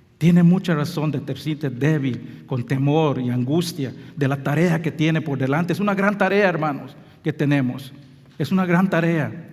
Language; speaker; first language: Spanish; non-native, local second language; English